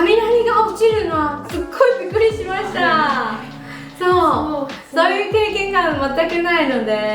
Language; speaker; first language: Japanese; non-native, fluent; Chinese